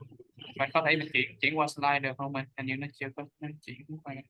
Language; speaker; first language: Vietnamese; native; Vietnamese